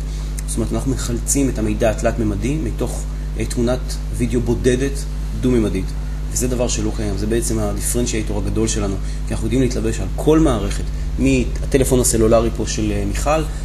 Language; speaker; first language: Hebrew; native; Hebrew